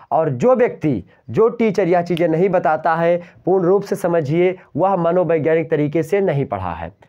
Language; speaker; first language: Hindi; native; Hindi